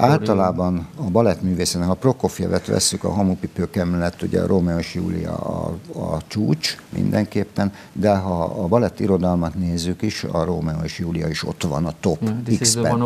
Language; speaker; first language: Hungarian; native; Hungarian